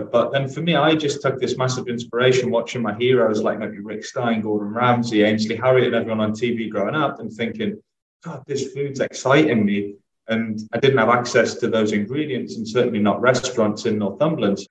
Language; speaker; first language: English; native; English